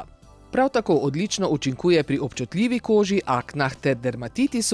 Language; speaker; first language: Slovenian; native; Slovenian